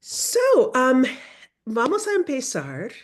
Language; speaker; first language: Spanish; non-native, fluent; English